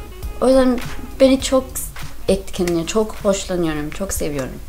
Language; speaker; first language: Turkish; non-native, learner; English